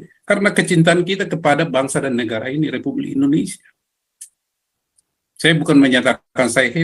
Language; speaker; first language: Indonesian; native; Indonesian